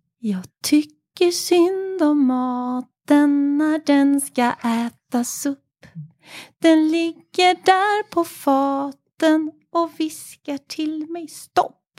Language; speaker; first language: Swedish; native; Swedish